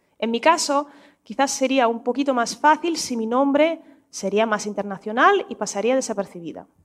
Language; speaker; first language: Spanish; non-native, fluent; Russian